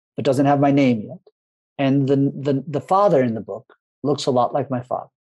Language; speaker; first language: English; early bilingual, other home language; Spanish